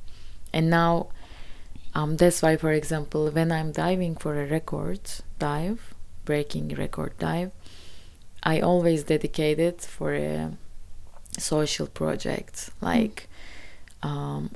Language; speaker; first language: English; non-native, fluent; Turkish